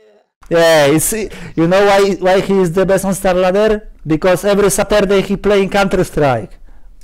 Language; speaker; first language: English; non-native, learner; Polish